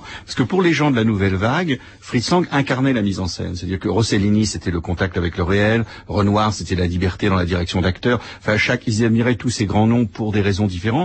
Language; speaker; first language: French; native; French